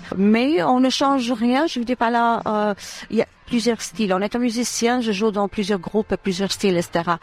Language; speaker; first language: French; non-native, fluent; Albanian